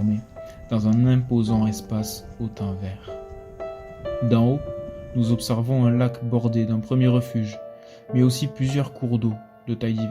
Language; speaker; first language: French; native; French